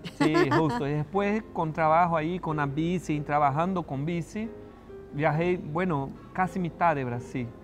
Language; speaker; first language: Spanish; non-native, fluent; Portuguese